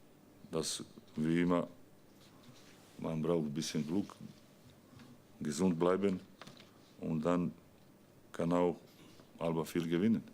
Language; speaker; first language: German; non-native, learner; Bosnian